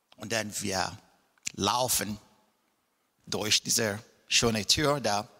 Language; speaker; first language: German; non-native, fluent; Igbo